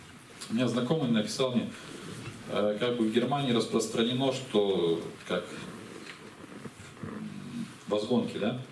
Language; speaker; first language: Russian; native; Russian